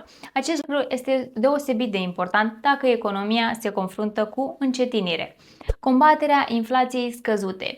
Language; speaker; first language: Romanian; native; Romanian